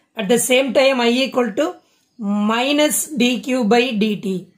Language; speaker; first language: English; non-native, local second language; Tamil